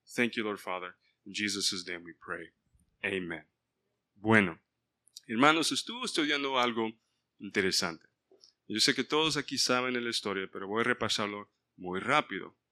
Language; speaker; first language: Spanish; early bilingual, heritage; Spanish